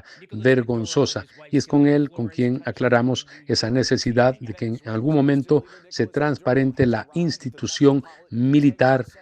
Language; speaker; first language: Spanish; native; Spanish